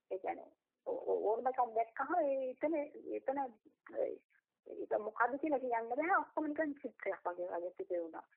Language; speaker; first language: Sinhala; non-native, local second language; Tamil